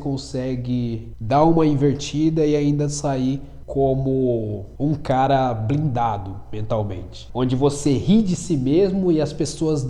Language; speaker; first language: Portuguese; native; Portuguese